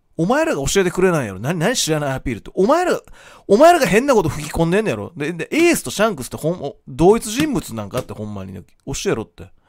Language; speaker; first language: Japanese; native; Japanese